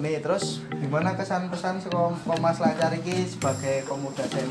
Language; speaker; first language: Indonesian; non-native, local second language; Javanese